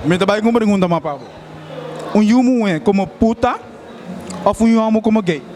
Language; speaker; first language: Portuguese; non-native, learner; Dutch